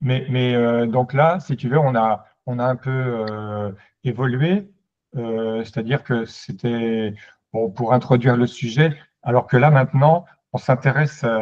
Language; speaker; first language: French; native; French